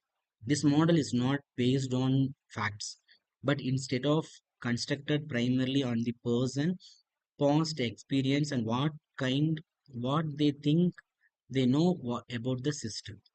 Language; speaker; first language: English; non-native, local second language; Tamil